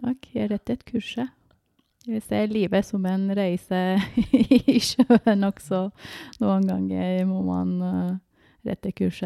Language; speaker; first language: Norwegian; non-native, fluent; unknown